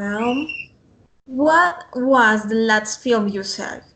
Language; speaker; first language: English; non-native, fluent; Spanish